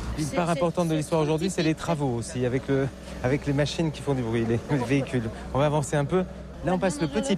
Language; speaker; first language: French; native; French